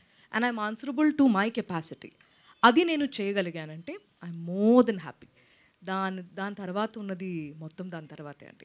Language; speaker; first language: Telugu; non-native, local second language; Malayalam